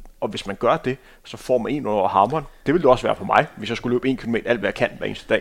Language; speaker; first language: Danish; native; Danish